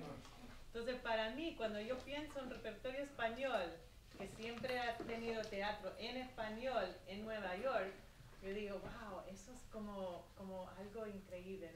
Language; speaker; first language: Spanish; early bilingual, heritage; Spanish